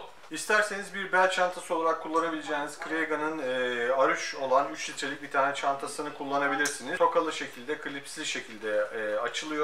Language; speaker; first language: Turkish; native; Turkish